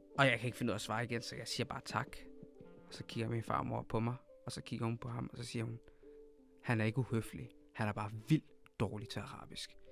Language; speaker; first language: Danish; early bilingual, other home language; Arabic